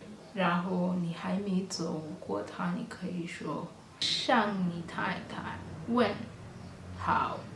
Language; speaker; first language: Chinese; non-native, fluent; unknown